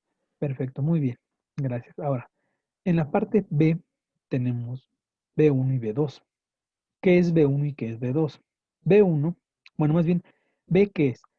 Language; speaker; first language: Spanish; native; Spanish